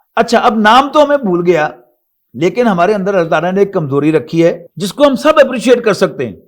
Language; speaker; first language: Urdu; non-native, local second language; Punjabi